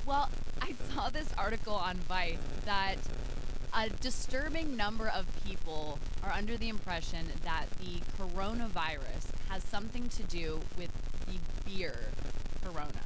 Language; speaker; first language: English; native; English